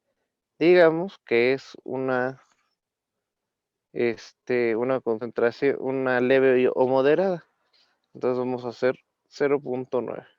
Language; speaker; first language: Spanish; native; Spanish